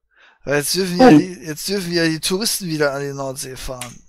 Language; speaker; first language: German; native; German